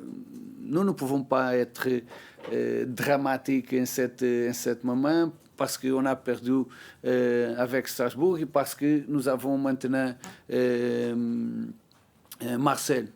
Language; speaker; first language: French; non-native, learner; Portuguese